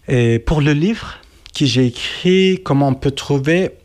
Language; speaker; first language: French; non-native, learner; Kurdish